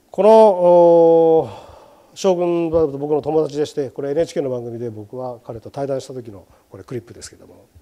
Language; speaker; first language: Japanese; native; Japanese